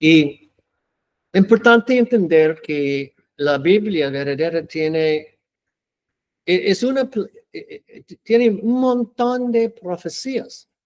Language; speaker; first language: Spanish; non-native, learner; English